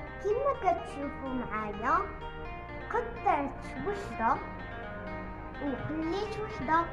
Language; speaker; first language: Arabic; native; Arabic